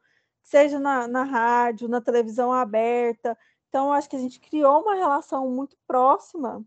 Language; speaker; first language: Portuguese; native; Portuguese